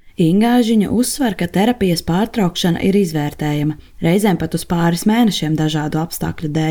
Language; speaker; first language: Latvian; native; Latvian